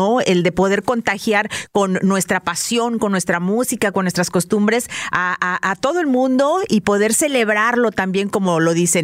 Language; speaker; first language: Spanish; native; Spanish